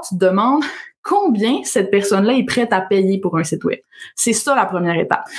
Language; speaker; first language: French; native; French